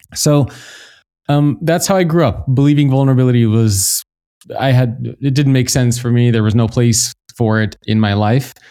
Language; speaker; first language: English; native; English